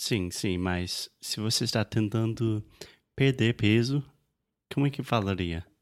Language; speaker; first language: Portuguese; non-native, fluent; English